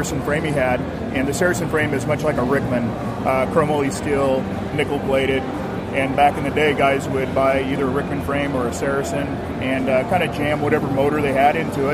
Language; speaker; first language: English; native; English